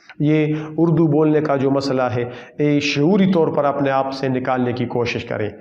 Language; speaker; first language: Urdu; non-native, local second language; Pashto